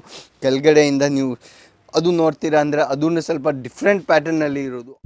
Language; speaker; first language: Kannada; non-native, local second language; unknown